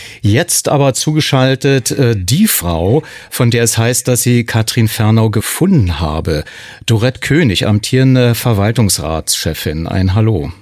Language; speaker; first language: German; native; German